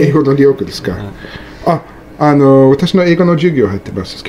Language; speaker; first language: Japanese; non-native, learner; English